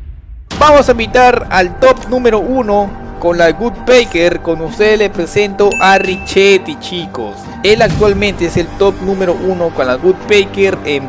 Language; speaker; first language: Spanish; native; Spanish